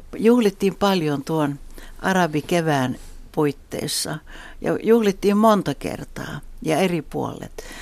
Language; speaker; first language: Finnish; non-native, local second language; Swedish